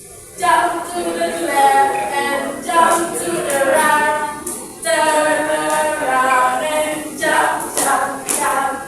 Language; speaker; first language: English; non-native, fluent; Indonesian